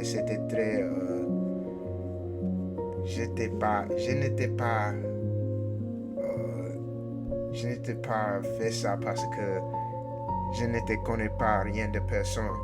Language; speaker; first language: French; non-native, learner; English